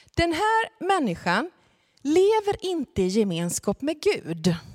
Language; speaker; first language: Swedish; native; Swedish